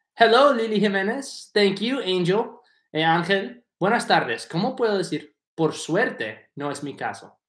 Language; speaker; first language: Spanish; non-native, fluent; English